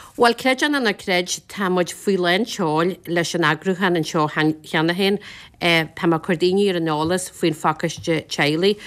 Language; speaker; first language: Irish; native; Irish